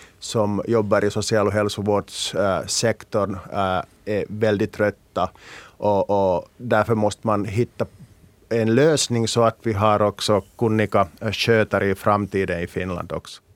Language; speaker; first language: Swedish; non-native, local second language; Finnish